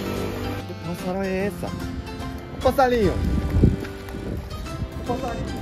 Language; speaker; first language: Portuguese; non-native, local second language; Japanese